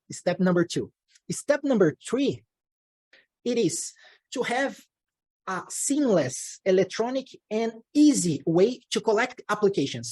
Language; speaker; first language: English; non-native, fluent; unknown